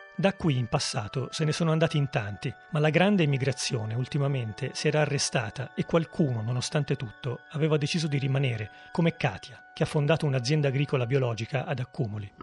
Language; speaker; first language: Italian; native; Italian